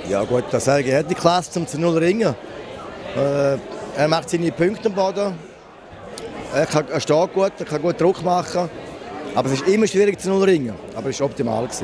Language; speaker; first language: German; native; German